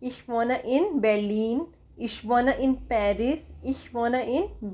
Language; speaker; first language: German; non-native, fluent; Hindi